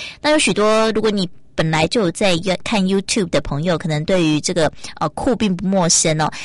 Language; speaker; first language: Chinese; native; Chinese